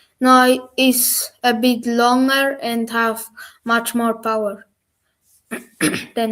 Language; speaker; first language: English; non-native, learner; German